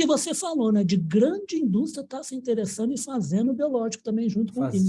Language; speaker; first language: Portuguese; native; Portuguese